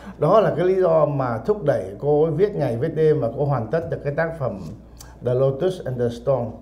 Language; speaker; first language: Vietnamese; native; Vietnamese